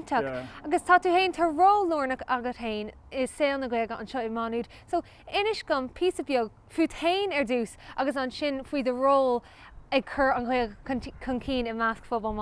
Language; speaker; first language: Irish; non-native, local second language; English